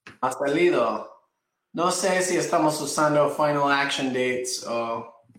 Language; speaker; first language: Spanish; non-native, fluent; English